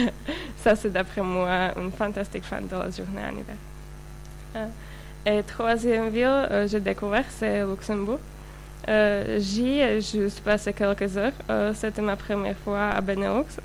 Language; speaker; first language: French; non-native, fluent; Slovak